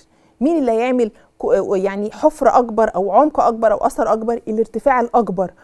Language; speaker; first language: Arabic; native; Arabic